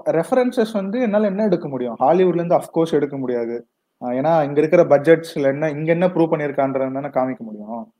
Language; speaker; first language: Tamil; native; Tamil